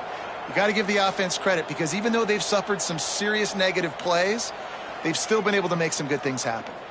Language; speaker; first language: English; native; English